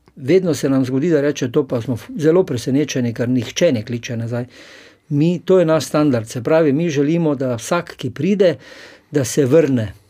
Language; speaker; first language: Slovenian; native; Slovenian